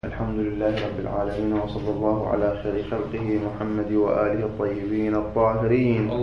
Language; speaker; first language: Arabic; native; Arabic